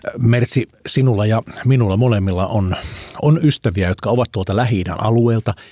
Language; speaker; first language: Finnish; native; Finnish